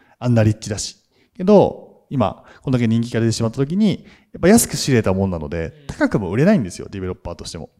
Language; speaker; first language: Japanese; native; Japanese